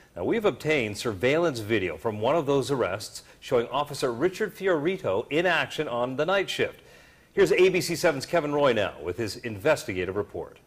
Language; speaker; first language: English; native; English